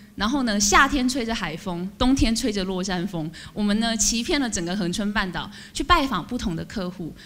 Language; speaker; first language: Chinese; native; Chinese